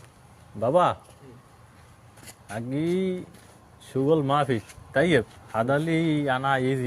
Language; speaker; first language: Arabic; non-native, learner; Bangla